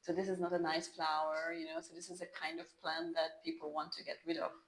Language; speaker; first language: English; non-native, fluent; Hungarian